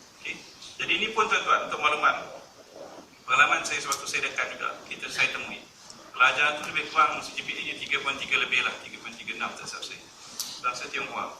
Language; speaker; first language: Malay; native; Malay